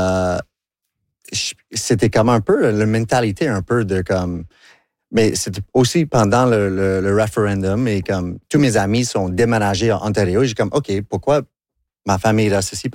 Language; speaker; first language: French; non-native, local second language; English